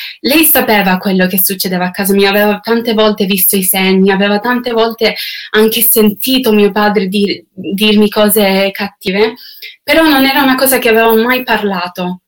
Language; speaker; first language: Italian; non-native, fluent; English